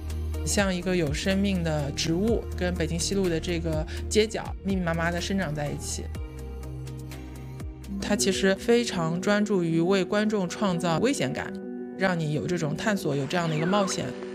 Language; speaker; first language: Chinese; native; Chinese